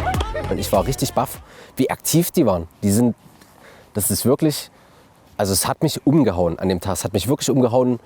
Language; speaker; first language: German; native; German